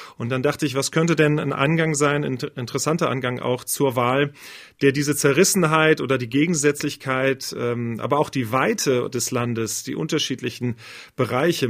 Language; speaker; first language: German; native; German